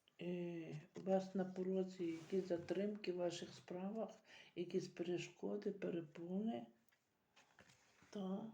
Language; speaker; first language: Ukrainian; native; Ukrainian